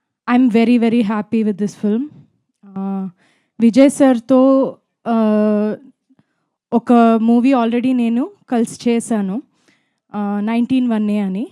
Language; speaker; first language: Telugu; non-native, fluent; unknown